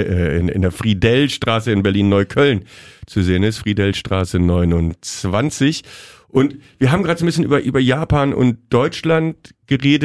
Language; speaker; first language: German; native; German